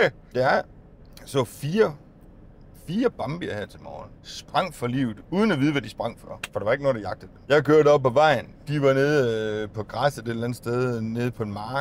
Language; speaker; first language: Danish; native; Danish